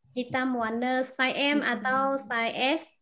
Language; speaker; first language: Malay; non-native, fluent; Vietnamese